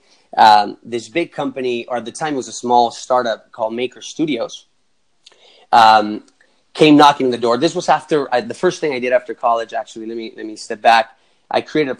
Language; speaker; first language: English; non-native, fluent; Spanish